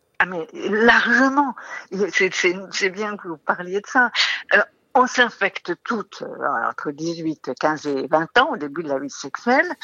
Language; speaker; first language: French; native; French